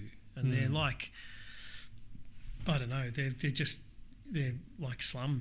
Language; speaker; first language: English; native; English